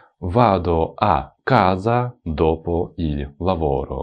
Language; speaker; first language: Italian; non-native, fluent; Ukrainian